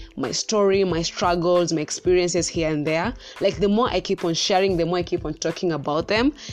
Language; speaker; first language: English; non-native, local second language; Kikuyu